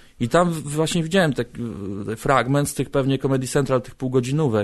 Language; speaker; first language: Polish; native; Polish